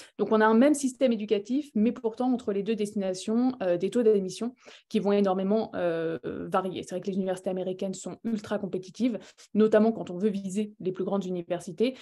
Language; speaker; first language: French; native; French